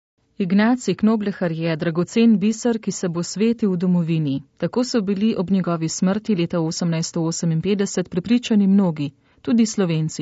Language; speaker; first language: Slovenian; native; Slovenian